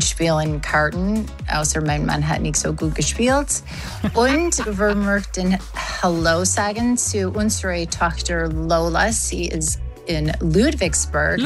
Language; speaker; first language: German; non-native, learner; English